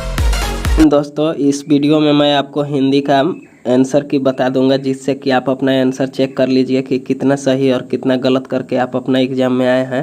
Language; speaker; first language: Hindi; native; Hindi